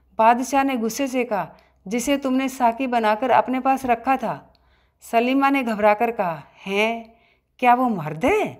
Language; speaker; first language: Hindi; native; Hindi